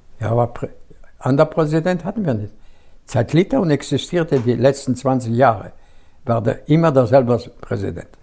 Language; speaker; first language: German; non-native, fluent; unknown